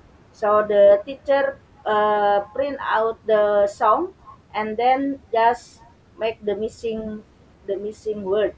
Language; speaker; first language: English; non-native, learner; Indonesian